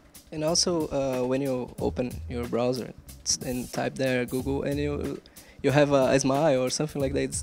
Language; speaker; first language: English; non-native, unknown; Portuguese